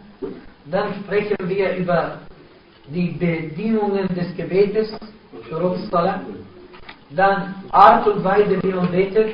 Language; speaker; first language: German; non-native, fluent; Arabic